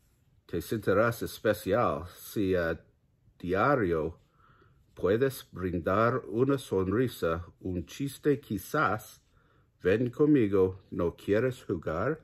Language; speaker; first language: Spanish; non-native, learner; English